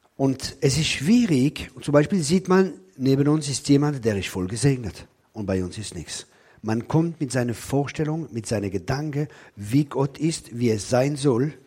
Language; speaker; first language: German; non-native, local second language; Swiss German